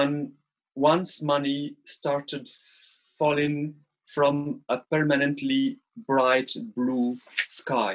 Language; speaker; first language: English; non-native, fluent; Arabic